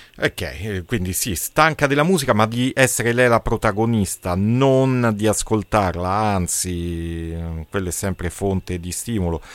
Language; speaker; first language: Italian; native; Italian